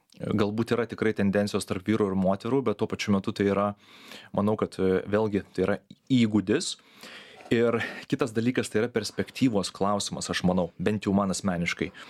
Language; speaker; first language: Lithuanian; native; Lithuanian